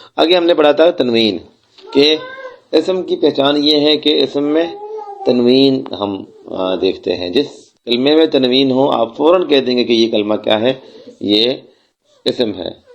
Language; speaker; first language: Urdu; non-native, local second language; Baluchi